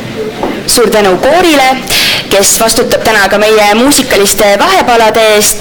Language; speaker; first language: Estonian; native; Estonian